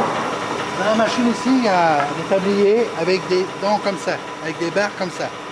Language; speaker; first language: French; native; French